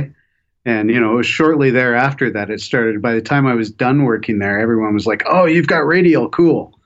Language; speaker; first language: English; native; English